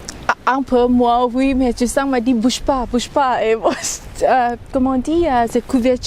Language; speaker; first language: French; non-native, learner; Thai